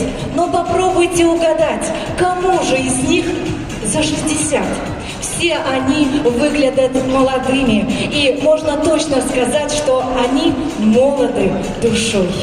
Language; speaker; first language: Russian; native; Russian